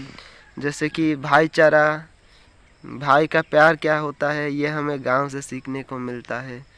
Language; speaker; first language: Hindi; non-native, local second language; Odia